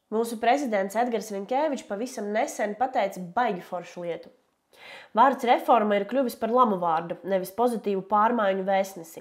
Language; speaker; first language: Latvian; native; Latvian